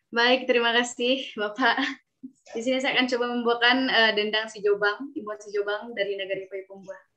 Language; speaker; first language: Indonesian; native; Indonesian